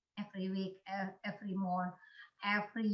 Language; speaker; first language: English; non-native, learner; Indonesian